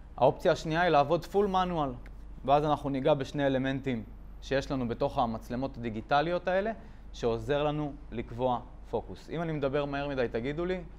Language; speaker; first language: Hebrew; native; Hebrew